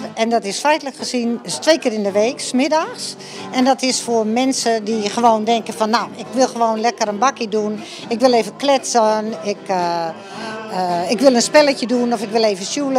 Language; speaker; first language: Dutch; native; Dutch